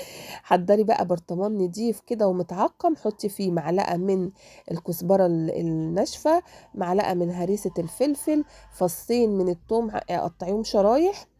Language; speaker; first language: Arabic; native; Arabic